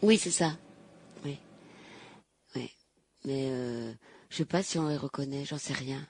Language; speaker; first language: French; native; French